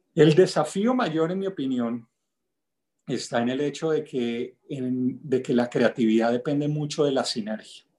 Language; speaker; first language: Spanish; native; Spanish